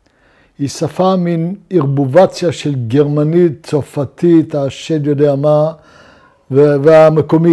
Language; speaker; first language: Hebrew; non-native, fluent; Luxembourgish